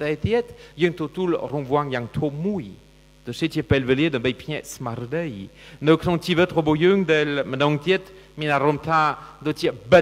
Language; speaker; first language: Khmer; non-native, fluent; French